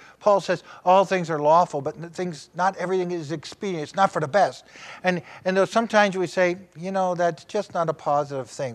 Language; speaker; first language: English; native; English